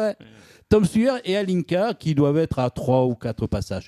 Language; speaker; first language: French; native; French